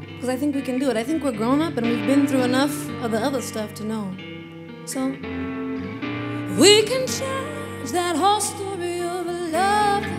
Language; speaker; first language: English; native; English